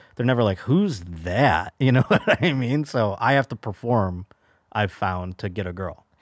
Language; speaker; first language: English; native; English